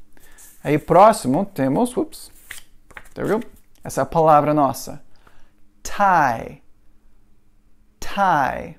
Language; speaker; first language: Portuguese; non-native, fluent; English